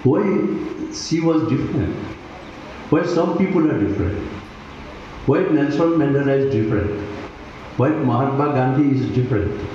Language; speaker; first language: English; non-native, local second language; Assamese